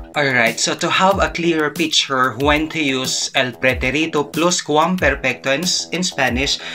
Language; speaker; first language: English; non-native, local second language; Filipino